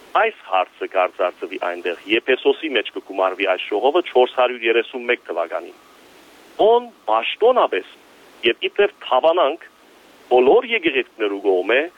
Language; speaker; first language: Armenian; early bilingual, heritage; Armenian